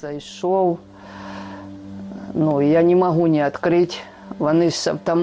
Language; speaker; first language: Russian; non-native, local second language; Ukrainian